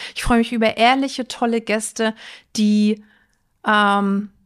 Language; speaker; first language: German; native; German